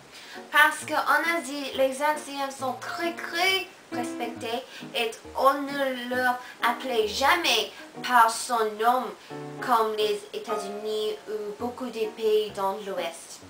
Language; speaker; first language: French; non-native, learner; Korean